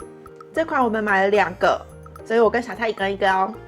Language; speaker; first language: Chinese; native; Chinese